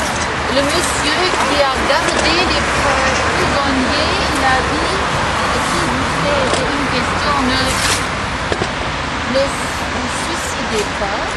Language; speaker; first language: French; non-native, fluent; German